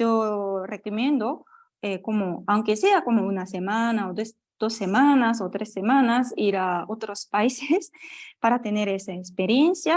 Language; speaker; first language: Spanish; non-native, fluent; Japanese